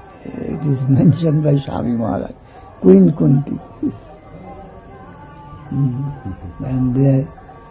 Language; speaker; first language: English; non-native, local second language; Bangla